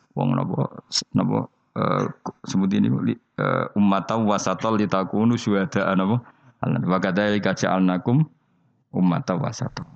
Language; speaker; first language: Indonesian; non-native, local second language; Javanese